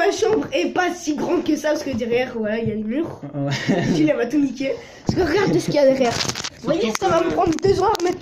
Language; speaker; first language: French; native; French